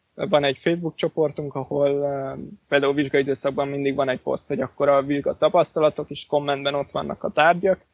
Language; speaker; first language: Hungarian; native; Hungarian